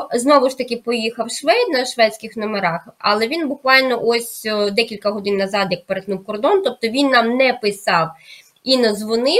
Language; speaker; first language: Ukrainian; native; Ukrainian